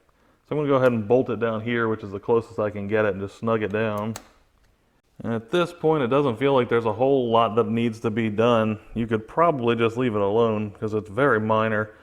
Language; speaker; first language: English; native; English